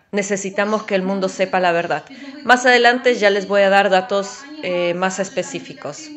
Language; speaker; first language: Spanish; non-native, fluent; Ukrainian